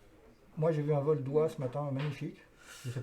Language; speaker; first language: French; native; French